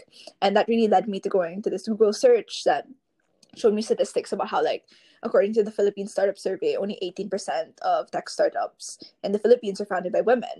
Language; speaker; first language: English; non-native, local second language; Filipino